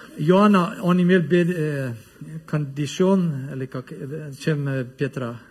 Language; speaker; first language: Russian; non-native, learner; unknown